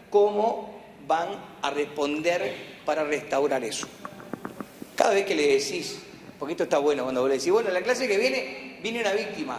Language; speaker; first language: Spanish; native; Spanish